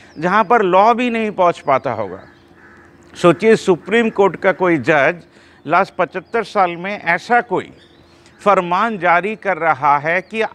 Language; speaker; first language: Hindi; non-native, local second language; Bangla